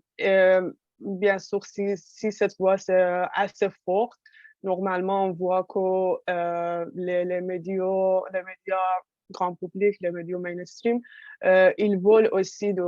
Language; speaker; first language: French; non-native, fluent; Persian